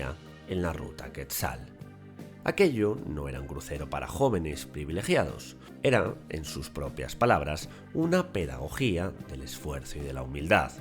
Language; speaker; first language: Spanish; native; Spanish